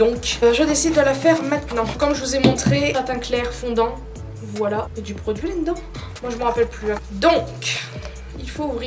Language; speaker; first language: French; native; French